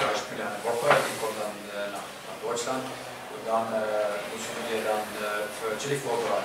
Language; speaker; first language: German; non-native, fluent; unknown